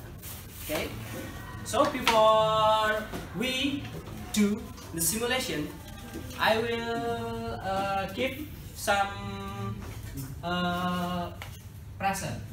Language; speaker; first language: English; non-native, learner; Indonesian